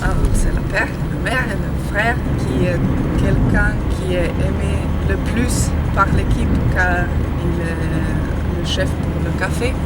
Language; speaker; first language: French; non-native, fluent; Slovenian